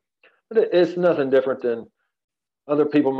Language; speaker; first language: English; native; English